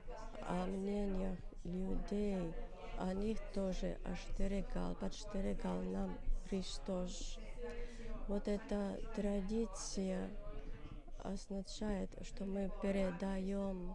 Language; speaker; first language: Russian; non-native, learner; Finnish